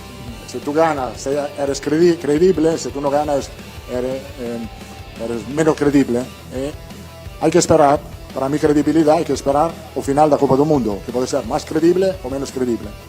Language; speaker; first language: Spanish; non-native, fluent; Italian